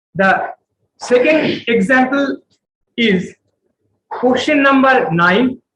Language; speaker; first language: English; non-native, local second language; Bangla